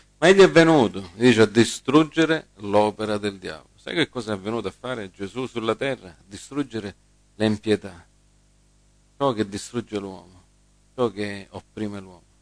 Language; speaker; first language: Italian; early bilingual, heritage; English